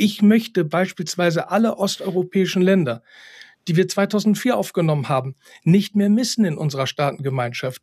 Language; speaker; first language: German; native; German